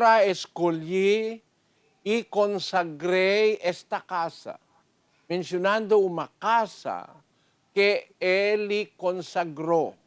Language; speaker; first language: Portuguese; non-native, learner; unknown